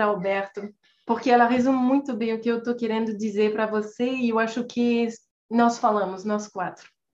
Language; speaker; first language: Portuguese; non-native, fluent; French